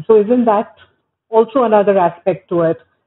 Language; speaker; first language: English; non-native, local second language; Hindi